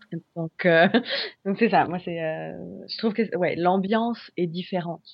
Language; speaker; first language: French; native; French